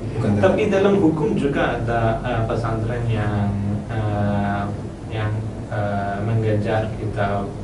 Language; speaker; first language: Indonesian; non-native, learner; Malayalam